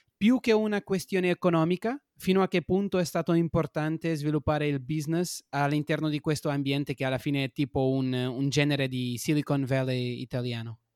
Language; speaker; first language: Italian; non-native, fluent; Portuguese